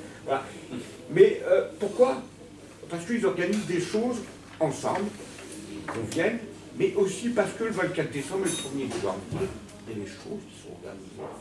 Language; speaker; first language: French; native; French